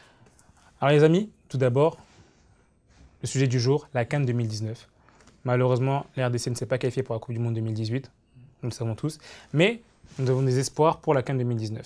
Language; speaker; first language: French; native; French